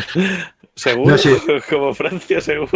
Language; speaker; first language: Spanish; native; Spanish